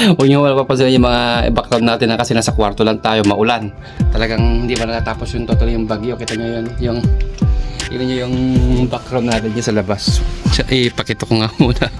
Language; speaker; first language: Filipino; native; Filipino